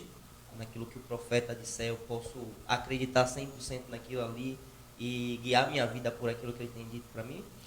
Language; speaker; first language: Portuguese; native; Portuguese